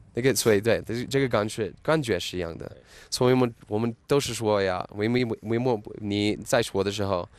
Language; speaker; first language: Chinese; non-native, fluent; English